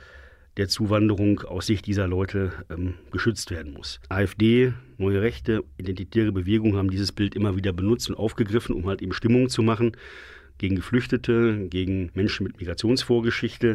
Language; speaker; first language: German; native; German